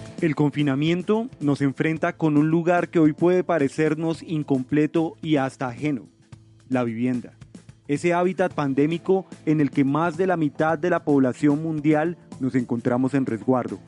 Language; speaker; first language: Spanish; native; Spanish